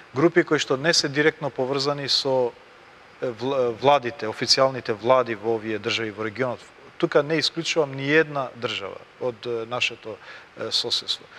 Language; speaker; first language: Macedonian; non-native, local second language; Albanian